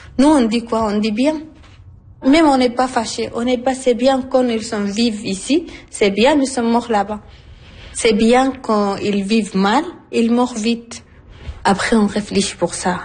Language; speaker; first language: French; non-native, learner; Arabic